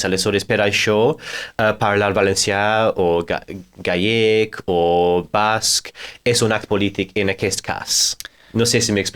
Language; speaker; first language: Catalan; non-native, fluent; English